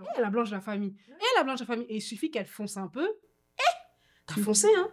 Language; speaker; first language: French; native; French